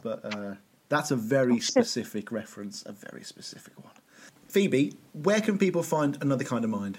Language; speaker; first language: English; native; English